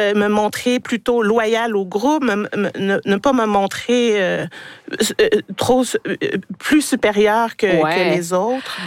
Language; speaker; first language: French; native; French